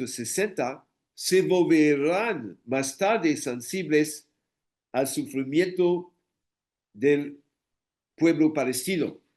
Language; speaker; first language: Spanish; non-native, fluent; English